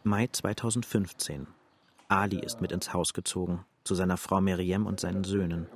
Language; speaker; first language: German; native; German